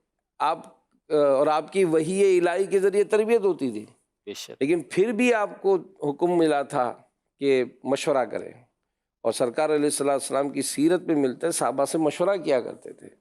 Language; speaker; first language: Urdu; native; Urdu